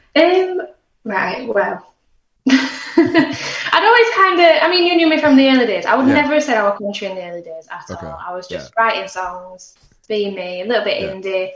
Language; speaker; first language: English; native; English